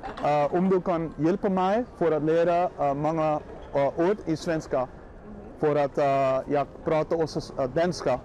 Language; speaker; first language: Swedish; non-native, learner; Dutch